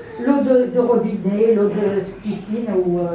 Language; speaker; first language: French; non-native, local second language; Arabic